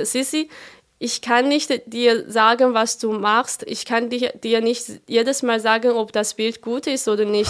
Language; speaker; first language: German; non-native, fluent; Chinese